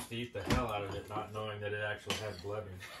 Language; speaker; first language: English; native; English